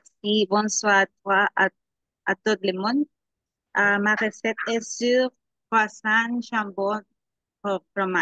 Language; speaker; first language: French; non-native, learner; Spanish